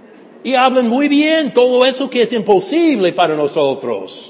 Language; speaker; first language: Spanish; non-native, fluent; English